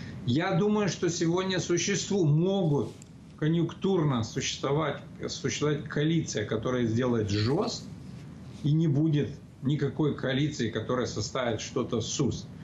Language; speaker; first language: Russian; non-native, local second language; Romanian